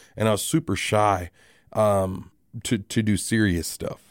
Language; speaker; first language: English; native; English